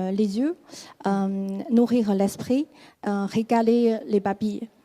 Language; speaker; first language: French; non-native, fluent; Chinese